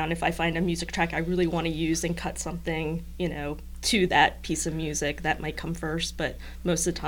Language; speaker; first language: English; native; English